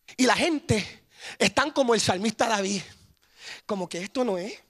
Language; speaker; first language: Spanish; early bilingual, heritage; Spanish